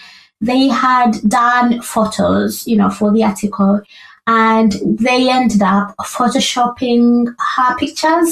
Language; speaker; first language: English; non-native, local second language; Ganda